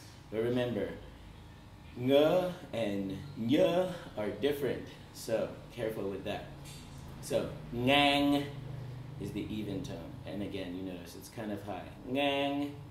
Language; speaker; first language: English; native; English